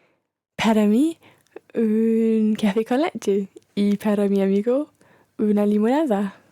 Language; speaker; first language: Spanish; non-native, learner; English